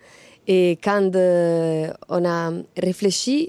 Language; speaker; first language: French; non-native, fluent; Italian